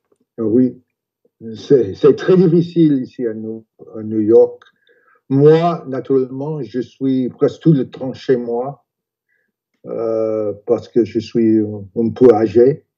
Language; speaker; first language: French; non-native, fluent; English